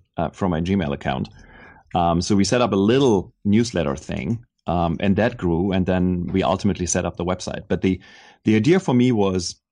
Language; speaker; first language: English; non-native, fluent; German